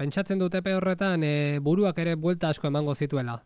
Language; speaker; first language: Basque; native; Basque